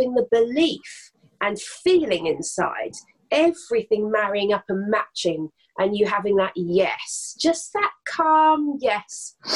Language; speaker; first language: English; native; English